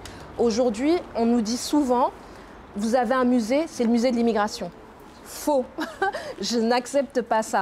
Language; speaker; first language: French; native; French